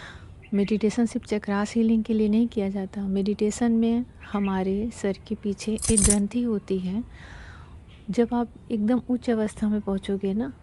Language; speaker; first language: Hindi; native; Hindi